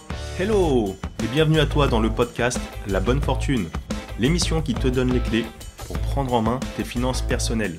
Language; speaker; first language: French; native; French